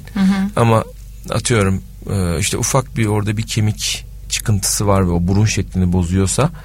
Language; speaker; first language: Turkish; native; Turkish